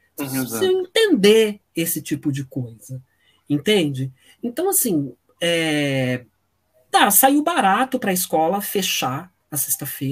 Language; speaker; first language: Portuguese; native; Portuguese